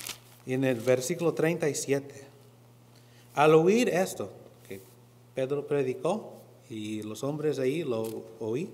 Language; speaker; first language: Spanish; non-native, learner; English